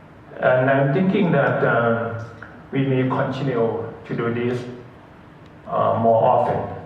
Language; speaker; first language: English; non-native, learner; Thai